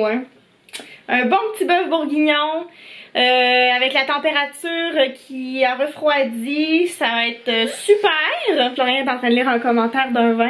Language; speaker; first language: French; native; French